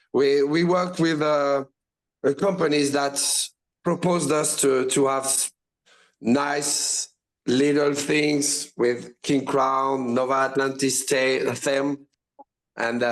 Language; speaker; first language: English; non-native, learner; French